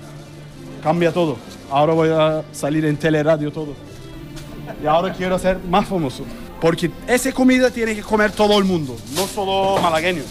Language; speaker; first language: Spanish; non-native, learner; Turkish